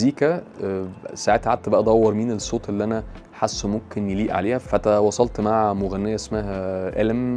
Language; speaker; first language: Arabic; native; Arabic